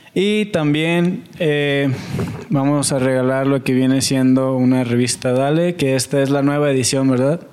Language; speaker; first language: Spanish; native; Spanish